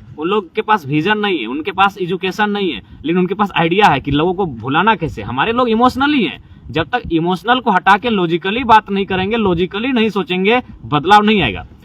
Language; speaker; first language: Hindi; non-native, local second language; Magahi